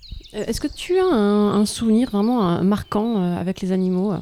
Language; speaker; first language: French; native; French